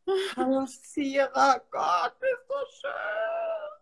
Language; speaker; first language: German; native; German